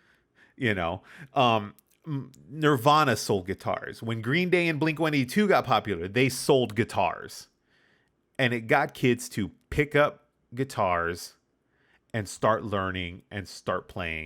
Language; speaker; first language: English; native; English